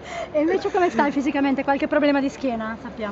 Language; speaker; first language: Italian; native; Italian